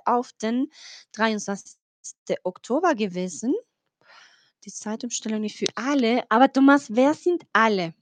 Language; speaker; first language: German; non-native, fluent; Spanish